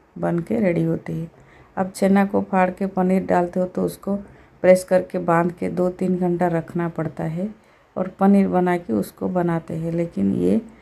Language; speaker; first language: Hindi; native; Hindi